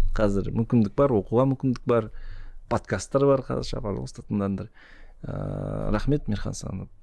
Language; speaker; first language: Kazakh; non-native, local second language; Russian